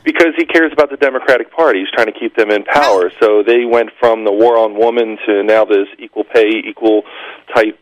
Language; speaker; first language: English; native; English